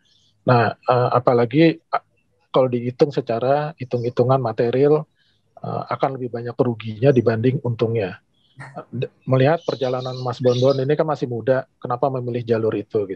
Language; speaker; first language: Indonesian; native; Indonesian